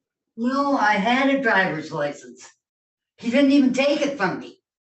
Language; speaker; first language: English; native; English